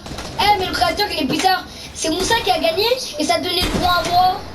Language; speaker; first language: French; native; French